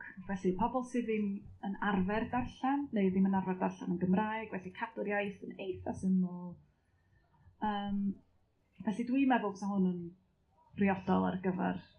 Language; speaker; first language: Welsh; native; Welsh